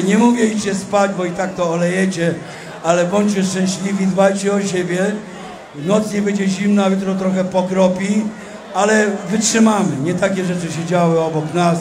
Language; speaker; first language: Polish; native; Polish